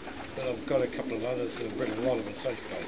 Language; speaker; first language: English; native; English